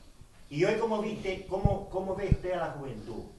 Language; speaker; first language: Spanish; native; Spanish